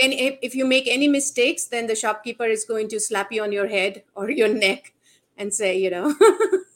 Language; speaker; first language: English; non-native, local second language; Bangla